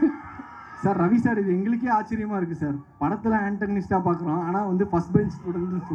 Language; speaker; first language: Tamil; native; Tamil